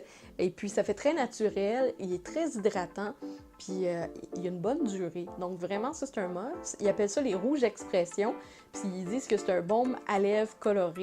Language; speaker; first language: French; native; French